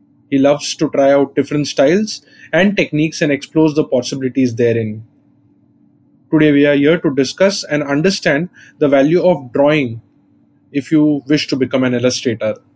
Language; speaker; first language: English; non-native, local second language; Marathi